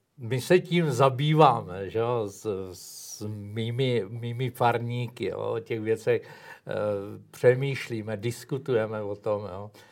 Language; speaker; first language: Czech; native; Czech